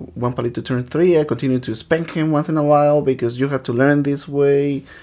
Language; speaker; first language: English; early bilingual, other home language; Spanish